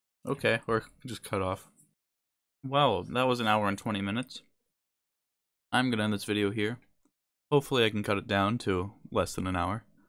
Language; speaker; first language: English; native; English